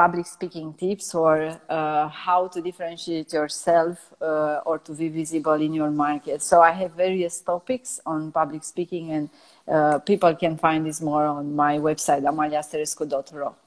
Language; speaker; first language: English; non-native, fluent; Romanian